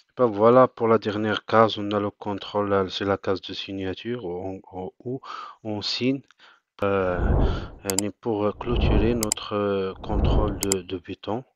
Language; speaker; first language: French; non-native, local second language; Arabic